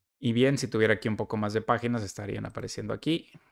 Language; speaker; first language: Spanish; native; Spanish